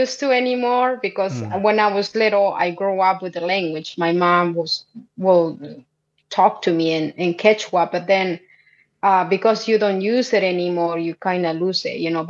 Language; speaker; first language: English; non-native, fluent; Quechua